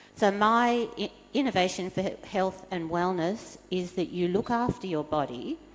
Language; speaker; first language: English; native; English